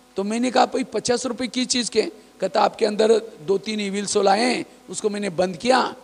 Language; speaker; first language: Hindi; non-native, local second language; Marathi